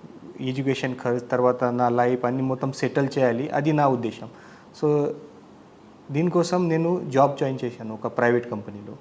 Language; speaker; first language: Telugu; non-native, learner; Marathi